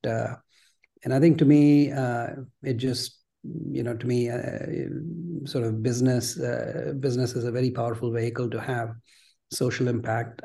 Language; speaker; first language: English; non-native, local second language; Gujarati